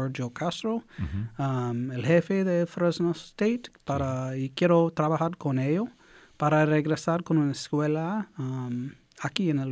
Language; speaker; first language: Spanish; early bilingual, heritage; English